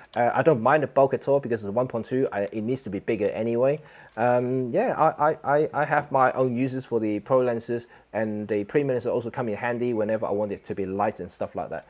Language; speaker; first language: English; non-native, local second language; Cantonese